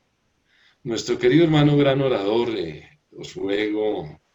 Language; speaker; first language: Spanish; native; Spanish